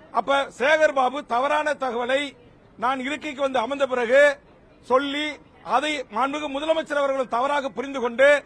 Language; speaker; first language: Tamil; native; Tamil